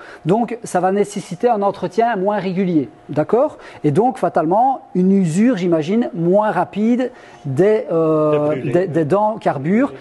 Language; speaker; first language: French; native; French